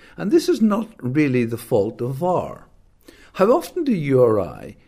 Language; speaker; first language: English; native; English